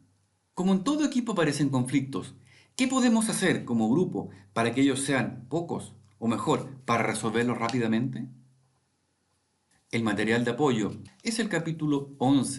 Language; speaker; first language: Spanish; native; Spanish